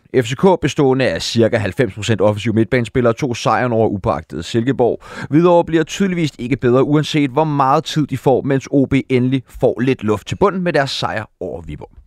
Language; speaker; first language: Danish; native; Danish